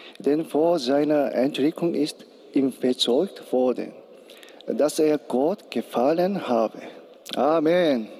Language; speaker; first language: German; non-native, learner; Korean